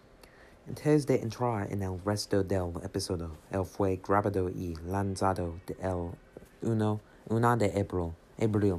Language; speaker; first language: Spanish; non-native, learner; English